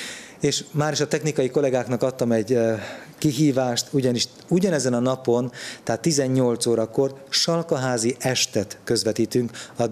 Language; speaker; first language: Hungarian; native; Hungarian